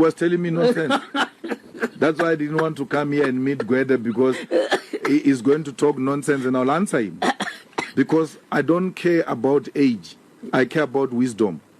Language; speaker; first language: English; non-native, local second language; Northern Sotho